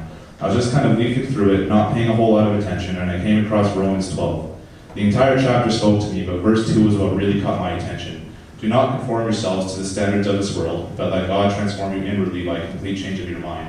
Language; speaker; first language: English; native; English